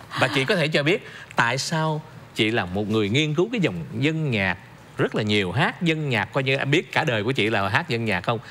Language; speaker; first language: Vietnamese; native; Vietnamese